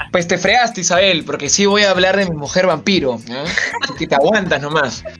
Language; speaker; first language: Spanish; native; Spanish